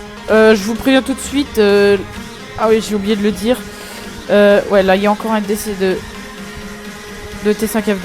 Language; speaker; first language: French; native; French